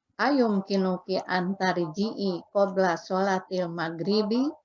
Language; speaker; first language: Arabic; non-native, learner; Indonesian